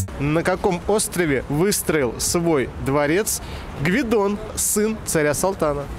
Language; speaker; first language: Russian; native; Russian